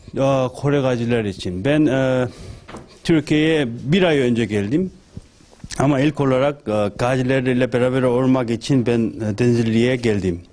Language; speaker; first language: Turkish; non-native, learner; Korean